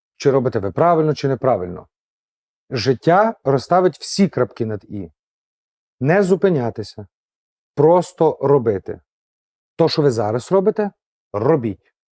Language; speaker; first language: Ukrainian; native; Ukrainian